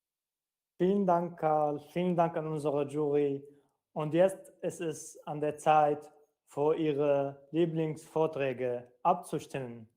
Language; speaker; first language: German; non-native, fluent; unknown